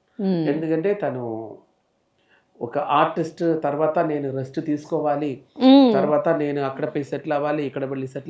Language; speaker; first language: Telugu; non-native, local second language; Tamil